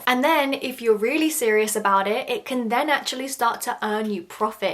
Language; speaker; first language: English; native; English